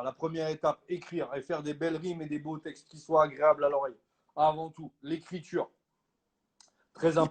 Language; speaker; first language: French; native; French